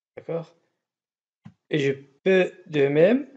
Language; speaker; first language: French; non-native, local second language; Arabic